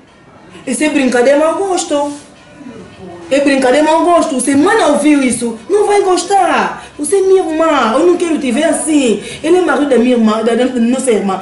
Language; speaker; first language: Portuguese; non-native, learner; Lingala